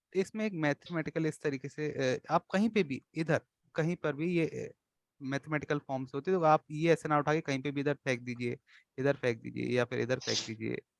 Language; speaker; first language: Hindi; native; Hindi